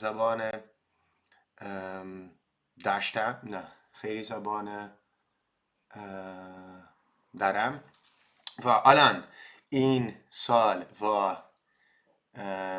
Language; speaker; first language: Persian; non-native, learner; Dutch